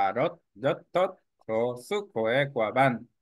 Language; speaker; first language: Vietnamese; non-native, learner; Korean